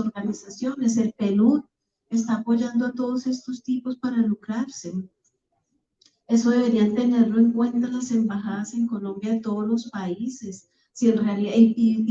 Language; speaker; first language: Spanish; native; Spanish